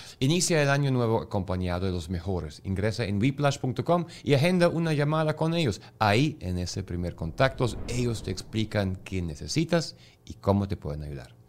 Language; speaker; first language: Spanish; native; Spanish